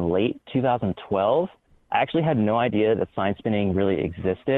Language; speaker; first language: English; native; English